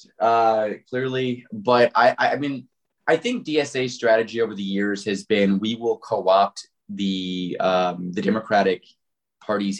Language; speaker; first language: English; native; English